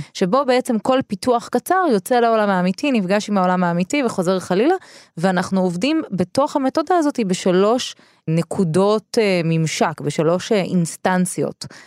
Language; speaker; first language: Hebrew; early bilingual, other home language; Russian